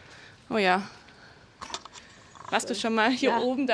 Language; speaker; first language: German; native; German